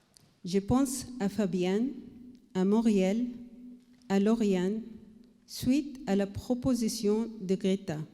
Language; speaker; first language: French; non-native, learner; Arabic